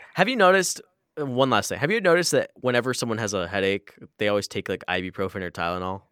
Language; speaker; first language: English; native; English